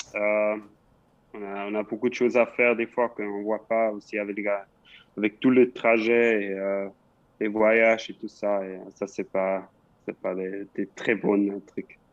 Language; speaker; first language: French; non-native, local second language; Swiss German